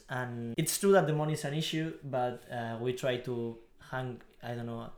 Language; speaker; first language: English; non-native, fluent; Spanish